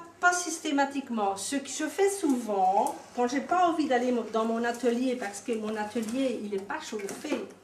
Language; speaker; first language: French; native; French